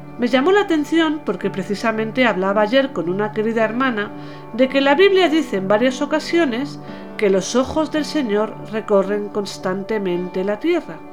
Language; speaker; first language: Spanish; native; Spanish